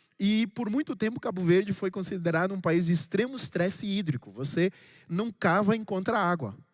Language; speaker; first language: Portuguese; non-native, local second language; Kabuverdianu